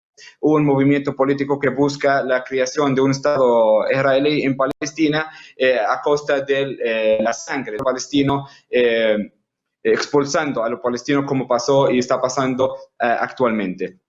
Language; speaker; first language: Spanish; non-native, fluent; Arabic